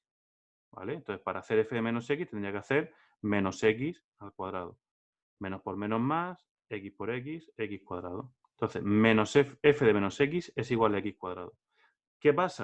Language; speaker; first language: Spanish; native; Spanish